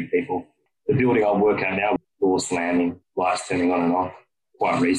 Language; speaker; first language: English; native; English